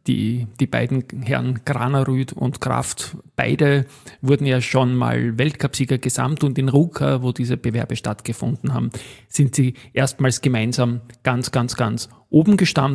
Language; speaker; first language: German; native; German